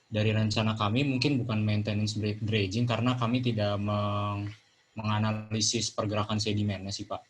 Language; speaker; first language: Indonesian; native; Indonesian